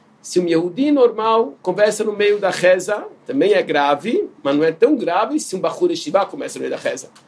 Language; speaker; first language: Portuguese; non-native, fluent; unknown